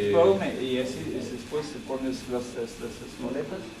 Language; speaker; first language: Spanish; non-native, learner; French